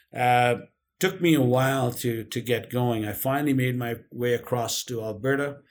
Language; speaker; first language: English; non-native, local second language; Urdu